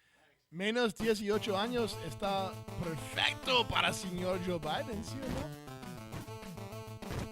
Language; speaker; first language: Spanish; non-native, learner; English